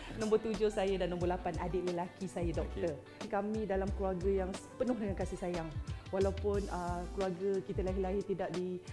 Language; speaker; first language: Malay; native; Malay